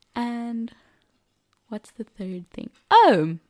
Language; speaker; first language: English; non-native, local second language; Afrikaans